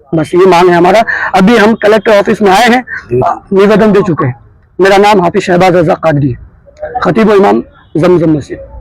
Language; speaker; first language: Urdu; native; Urdu